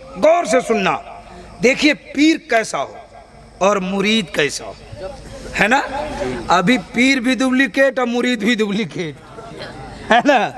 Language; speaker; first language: Hindi; native; Hindi